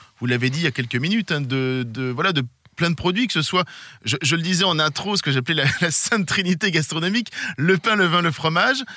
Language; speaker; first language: French; native; French